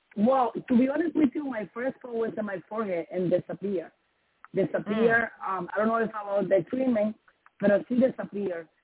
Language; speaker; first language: English; non-native, learner; Spanish